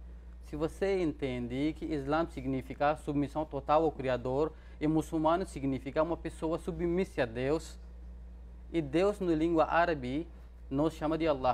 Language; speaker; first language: Portuguese; non-native, fluent; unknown